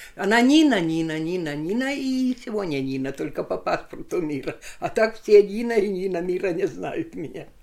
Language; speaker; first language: Russian; non-native, local second language; Lithuanian